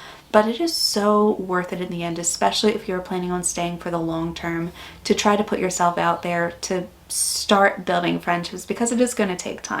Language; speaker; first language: English; native; English